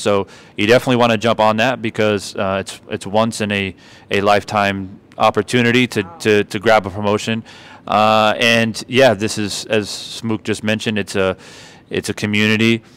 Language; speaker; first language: English; native; English